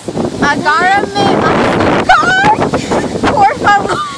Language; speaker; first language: Spanish; non-native, learner; English